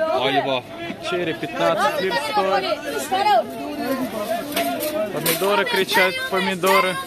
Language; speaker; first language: Russian; early bilingual, heritage; Russian